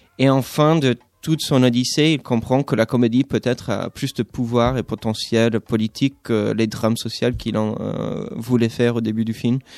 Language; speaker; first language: French; non-native, fluent; English